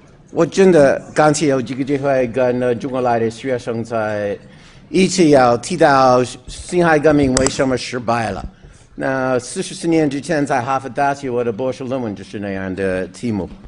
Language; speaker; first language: Chinese; non-native, learner; English